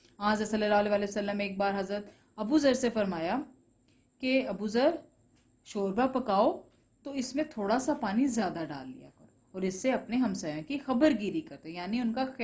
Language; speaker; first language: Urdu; non-native, local second language; Punjabi